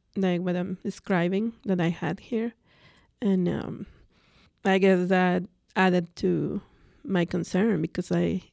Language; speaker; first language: English; non-native, fluent; Spanish